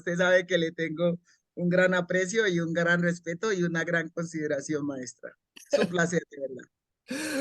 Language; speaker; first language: Spanish; native; Spanish